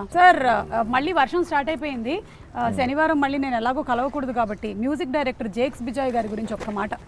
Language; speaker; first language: Telugu; native; Telugu